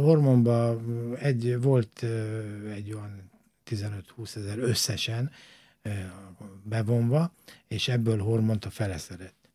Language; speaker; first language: Hungarian; native; Hungarian